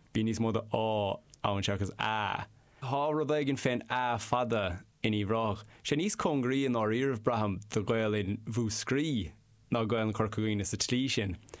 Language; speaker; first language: Irish; non-native, local second language; English